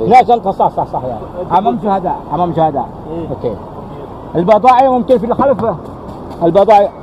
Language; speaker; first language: Arabic; non-native, learner; Malay